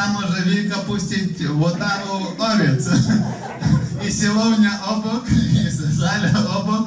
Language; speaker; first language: Polish; non-native, learner; Ukrainian